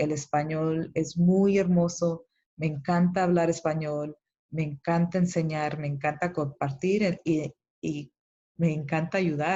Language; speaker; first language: Spanish; early bilingual, heritage; Spanish